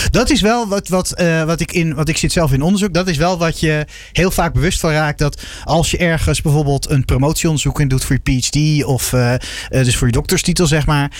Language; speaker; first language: Dutch; native; Dutch